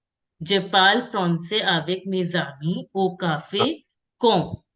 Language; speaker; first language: French; non-native, fluent; Hindi